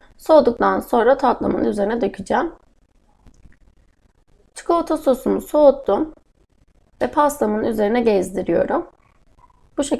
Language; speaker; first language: Turkish; native; Turkish